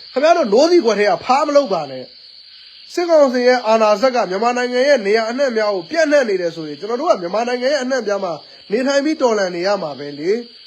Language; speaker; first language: Burmese; non-native, local second language; S'gaw Karen